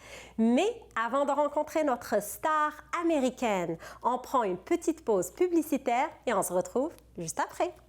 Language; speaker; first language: French; non-native, local second language; Arabic